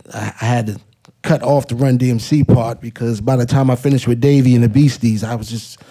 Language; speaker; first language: English; native; English